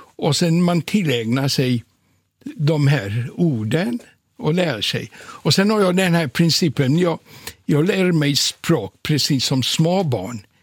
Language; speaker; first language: Swedish; non-native, fluent; Polish